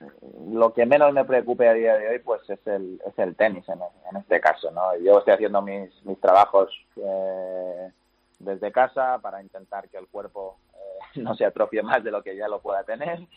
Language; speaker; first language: Spanish; native; Spanish